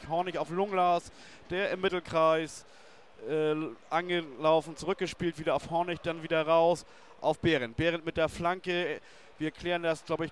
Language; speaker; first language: German; native; German